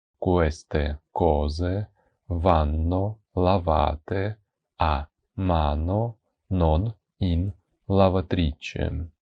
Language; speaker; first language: Italian; non-native, fluent; Ukrainian